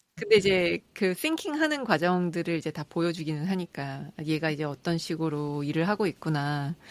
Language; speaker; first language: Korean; native; Korean